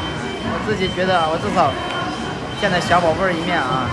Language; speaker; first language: Chinese; native; Chinese